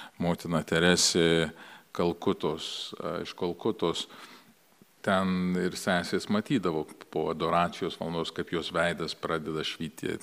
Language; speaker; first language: Lithuanian; early bilingual, heritage; Lithuanian